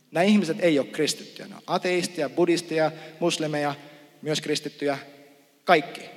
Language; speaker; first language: Finnish; native; Finnish